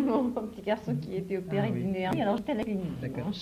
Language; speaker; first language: French; native; French